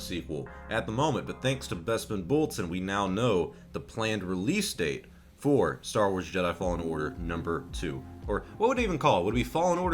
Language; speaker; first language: English; native; English